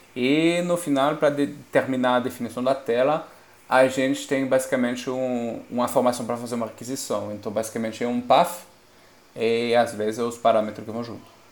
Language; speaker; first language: Portuguese; non-native, fluent; French